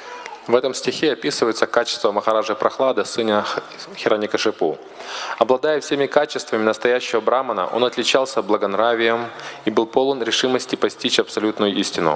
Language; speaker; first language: Russian; native; Russian